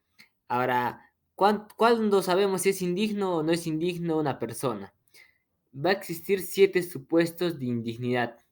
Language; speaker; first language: Spanish; native; Spanish